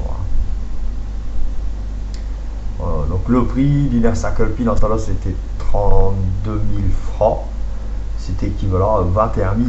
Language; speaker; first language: French; native; French